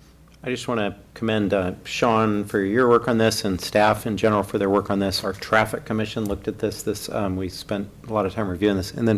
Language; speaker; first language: English; native; English